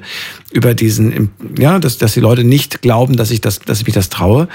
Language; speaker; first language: German; native; German